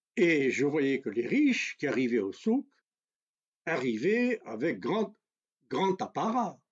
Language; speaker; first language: French; non-native, local second language; Kabyle